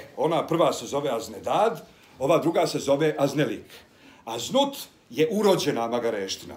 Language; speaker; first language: Serbian; native; Serbian